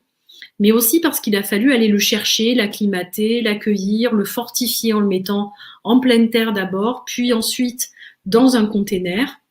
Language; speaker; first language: French; native; French